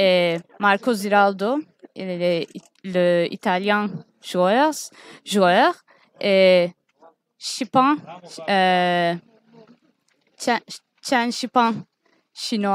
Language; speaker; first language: French; non-native, learner; Turkish